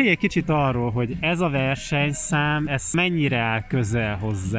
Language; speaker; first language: Hungarian; native; Hungarian